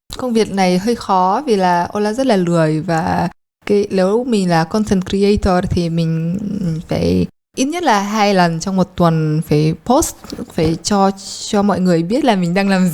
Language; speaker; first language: Vietnamese; early bilingual, heritage; Polish